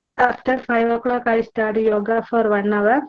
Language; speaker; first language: English; non-native, learner; Malayalam